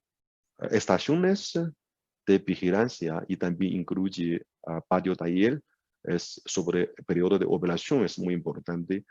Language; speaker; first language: Spanish; non-native, learner; Chinese